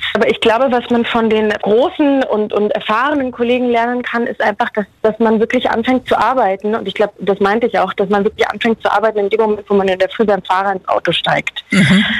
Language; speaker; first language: German; early bilingual, other home language; Hungarian